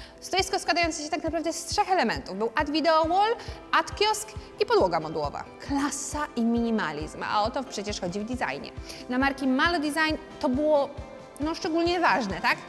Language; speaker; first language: Polish; native; Polish